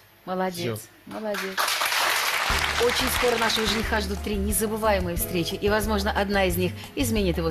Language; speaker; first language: Russian; native; Russian